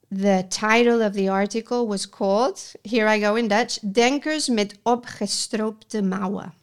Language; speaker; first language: English; non-native, fluent; Spanish